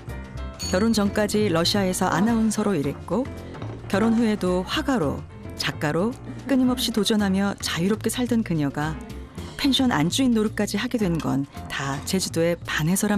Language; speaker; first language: Korean; native; Korean